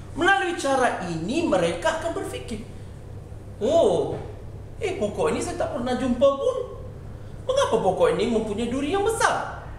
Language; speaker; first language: Malay; non-native, local second language; Tamil